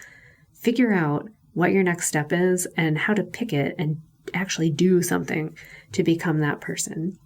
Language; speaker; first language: English; native; English